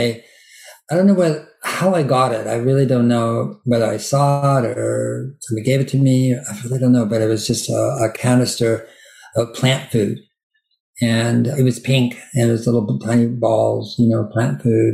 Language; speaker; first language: English; native; English